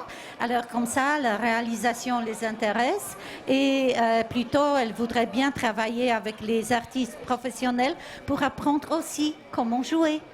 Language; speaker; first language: French; non-native, fluent; Polish